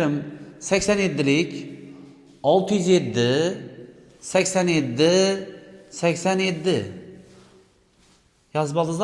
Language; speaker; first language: Uzbek; native; Uzbek